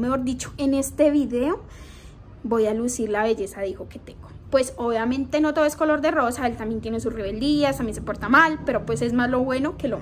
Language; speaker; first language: Spanish; native; Spanish